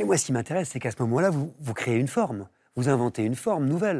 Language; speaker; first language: French; native; French